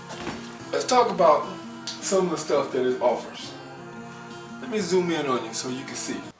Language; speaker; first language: English; native; English